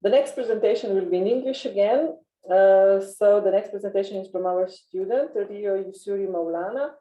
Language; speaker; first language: English; non-native, fluent; Slovenian